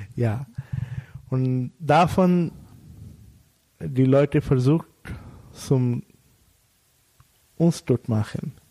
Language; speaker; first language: German; non-native, learner; Bangla